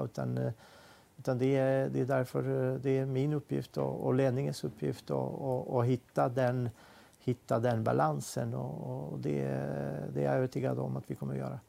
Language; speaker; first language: Swedish; non-native, fluent; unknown